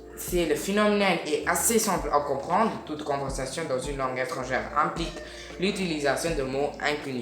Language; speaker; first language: French; non-native, learner; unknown